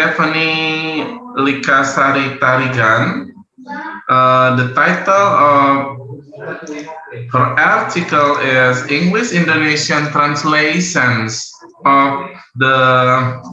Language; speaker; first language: English; non-native, learner; Indonesian